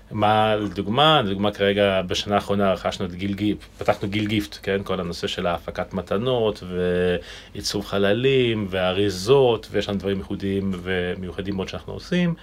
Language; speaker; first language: Hebrew; non-native, fluent; Russian